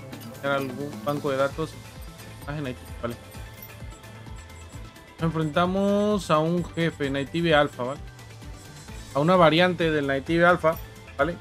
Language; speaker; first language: Spanish; native; Spanish